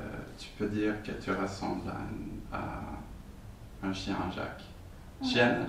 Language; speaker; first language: French; non-native, fluent; Swedish